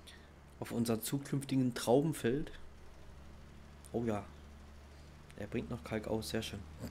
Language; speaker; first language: German; native; German